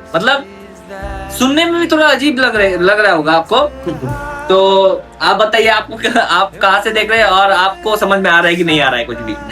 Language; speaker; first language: Hindi; non-native, local second language; Bangla